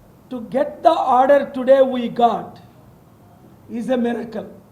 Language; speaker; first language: English; non-native, local second language; Telugu